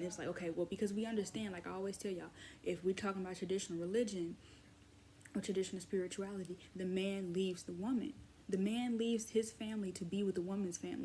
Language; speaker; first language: English; native; English